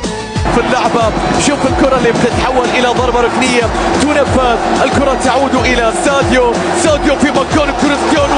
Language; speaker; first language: Arabic; native; Arabic